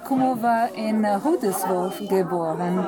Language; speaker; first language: German; non-native, learner; Italian